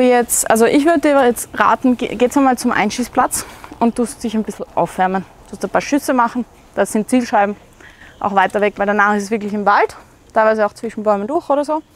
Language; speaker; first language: German; native; German